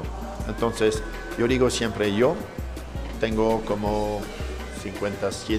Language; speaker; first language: Spanish; non-native, fluent; French